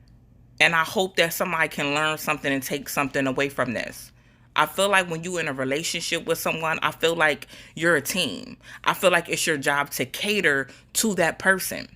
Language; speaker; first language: English; native; English